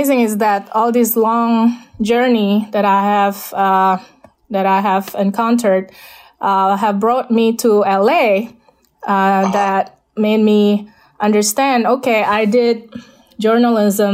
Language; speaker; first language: English; non-native, fluent; Indonesian